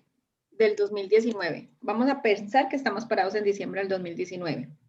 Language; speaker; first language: Spanish; native; Spanish